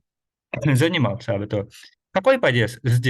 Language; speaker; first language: Russian; non-native, fluent; Indonesian